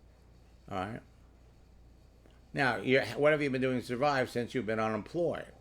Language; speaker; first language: English; native; English